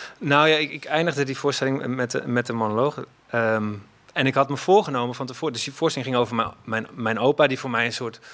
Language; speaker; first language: Dutch; native; Dutch